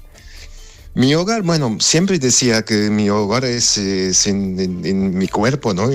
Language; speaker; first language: Spanish; non-native, fluent; Armenian